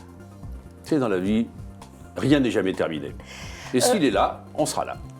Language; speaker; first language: French; native; French